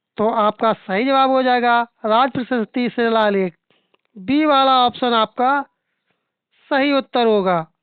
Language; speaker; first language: Hindi; native; Hindi